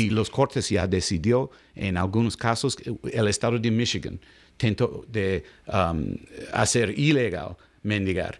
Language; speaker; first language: Spanish; non-native, learner; English